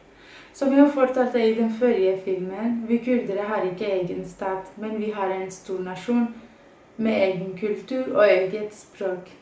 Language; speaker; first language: Norwegian; non-native, fluent; Kurdish